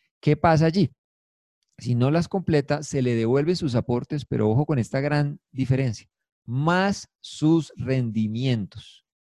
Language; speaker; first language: Spanish; native; Spanish